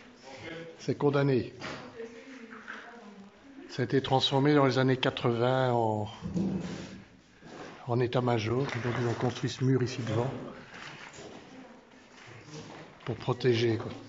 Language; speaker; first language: French; native; French